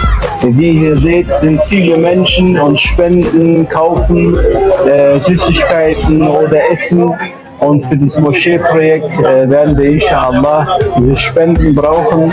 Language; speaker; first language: German; early bilingual, other home language; Turkish